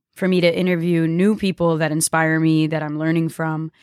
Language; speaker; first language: English; early bilingual, other home language; Portuguese